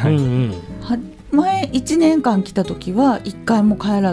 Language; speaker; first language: Japanese; native; Japanese